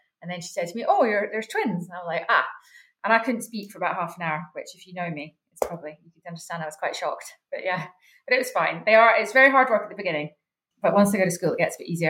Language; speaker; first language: English; native; English